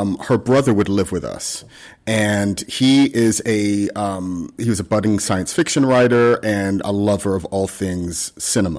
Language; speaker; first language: English; native; English